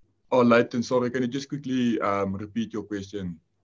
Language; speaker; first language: English; non-native, local second language; Afrikaans